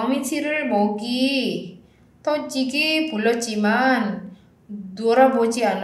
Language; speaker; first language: Korean; non-native, fluent; Indonesian